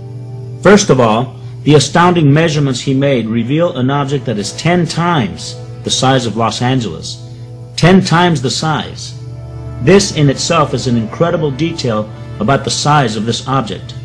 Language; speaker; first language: English; native; English